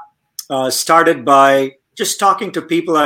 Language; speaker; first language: English; non-native, local second language; Tamil